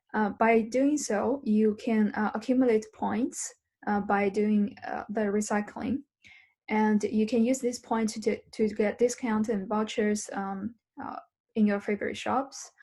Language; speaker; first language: English; non-native, learner; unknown